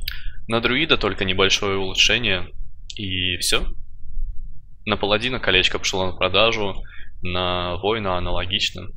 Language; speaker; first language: Russian; native; Russian